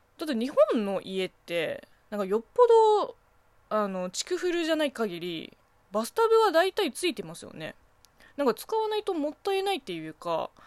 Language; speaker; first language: Japanese; non-native, fluent; Chinese